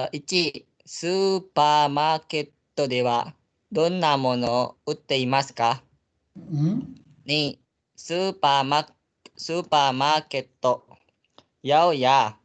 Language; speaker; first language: Japanese; non-native, learner; Indonesian